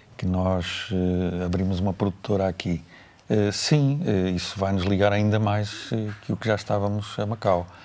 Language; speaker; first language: Portuguese; native; Portuguese